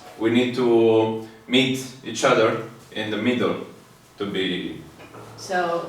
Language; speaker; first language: English; non-native, fluent; Italian